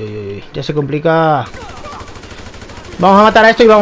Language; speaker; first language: Spanish; native; Spanish